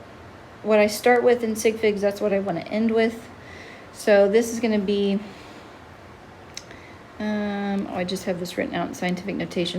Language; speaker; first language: English; native; English